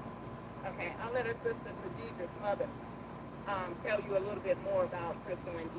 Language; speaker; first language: English; native; English